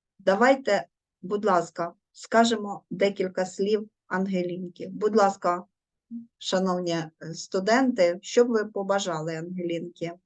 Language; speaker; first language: Ukrainian; native; Ukrainian